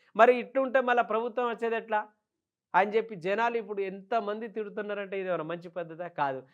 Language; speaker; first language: Telugu; non-native, local second language; Lambadi